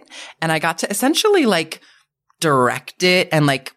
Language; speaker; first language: English; native; English